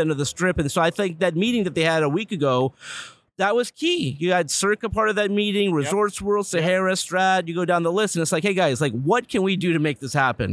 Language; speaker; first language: English; native; English